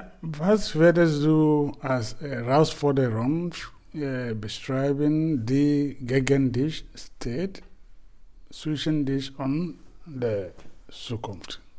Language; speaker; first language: German; non-native, fluent; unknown